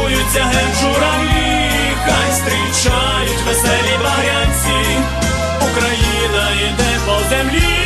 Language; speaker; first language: Ukrainian; native; Ukrainian